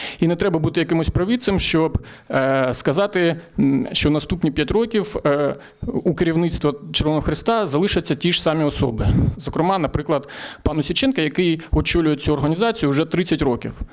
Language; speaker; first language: Ukrainian; native; Ukrainian